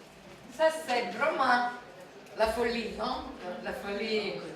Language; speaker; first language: French; non-native, fluent; Italian